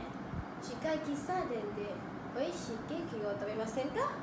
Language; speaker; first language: Japanese; non-native, learner; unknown